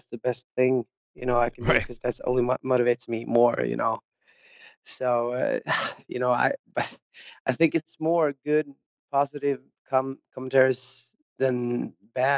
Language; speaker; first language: English; non-native, fluent; Swedish